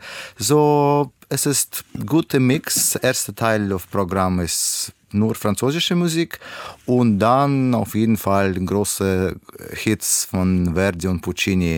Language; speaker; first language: German; non-native, learner; Russian